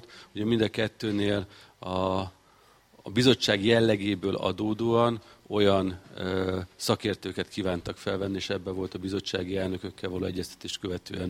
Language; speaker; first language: Hungarian; native; Hungarian